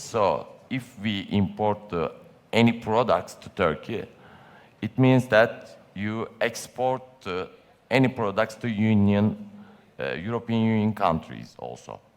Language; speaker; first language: English; non-native, learner; Turkish